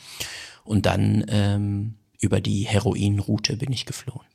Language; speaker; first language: German; non-native, fluent; Persian